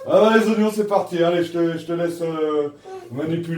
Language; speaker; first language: French; native; French